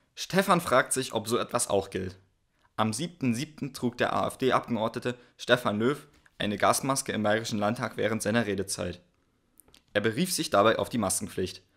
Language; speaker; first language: German; native; German